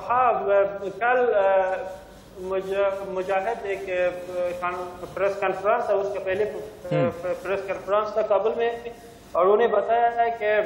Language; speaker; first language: Hindi; non-native, learner; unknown